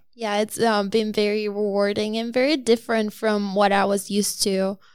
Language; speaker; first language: English; non-native, fluent; Spanish